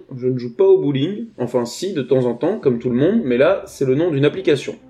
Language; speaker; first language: French; native; French